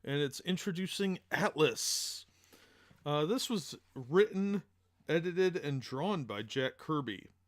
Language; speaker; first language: English; native; English